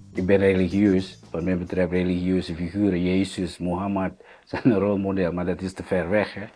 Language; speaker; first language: Dutch; non-native, fluent; Indonesian